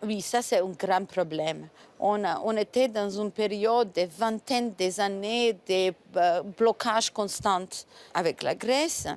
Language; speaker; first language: French; non-native, fluent; Macedonian